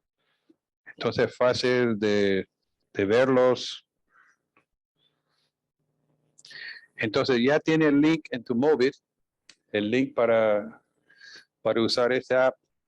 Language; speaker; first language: Spanish; non-native, fluent; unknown